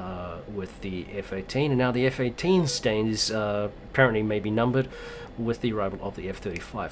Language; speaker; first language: English; native; English